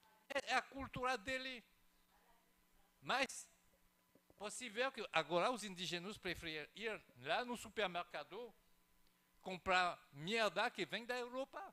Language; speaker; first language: Portuguese; non-native, fluent; French